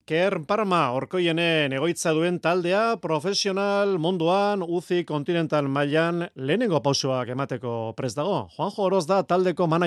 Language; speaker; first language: Basque; native; Basque